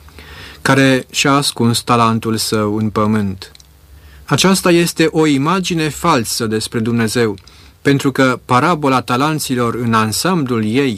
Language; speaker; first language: Romanian; native; Romanian